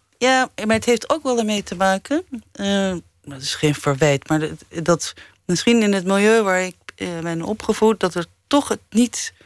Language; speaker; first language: Dutch; early bilingual, other home language; English